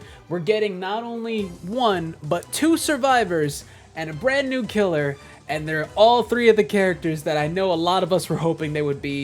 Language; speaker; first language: English; native; English